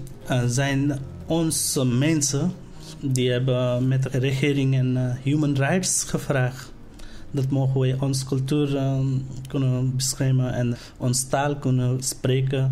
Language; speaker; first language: Dutch; non-native, learner; Nepali